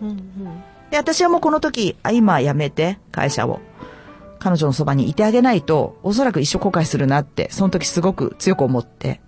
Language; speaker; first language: Japanese; native; Japanese